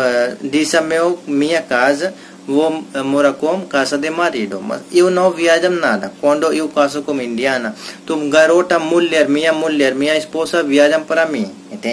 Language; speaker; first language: Portuguese; non-native, learner; Hindi